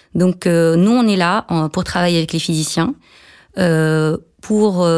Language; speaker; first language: French; non-native, local second language; Arabic